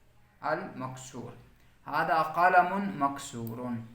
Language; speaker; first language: Arabic; non-native, fluent; Urdu